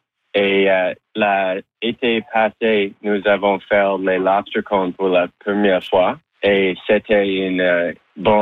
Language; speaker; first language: French; non-native, learner; English